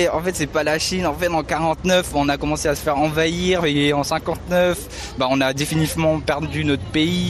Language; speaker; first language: French; early bilingual, other home language; Tibetan